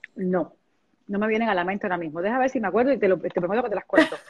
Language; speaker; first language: Spanish; native; Spanish